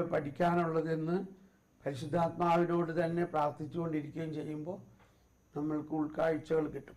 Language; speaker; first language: Malayalam; native; Malayalam